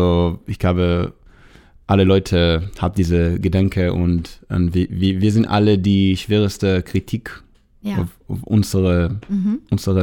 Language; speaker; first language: German; non-native, fluent; Hebrew